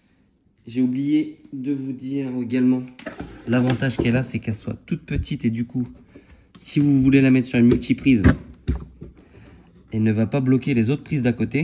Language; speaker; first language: French; native; French